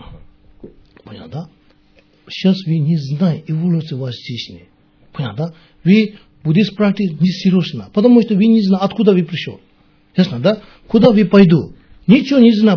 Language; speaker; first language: Russian; non-native, learner; Tibetan